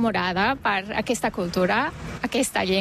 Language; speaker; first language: Catalan; non-native, fluent; Turkish